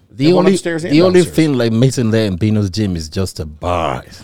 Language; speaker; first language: English; non-native, local second language; Igbo